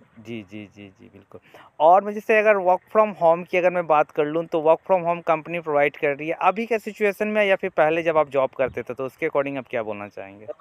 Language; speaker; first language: Hindi; native; Hindi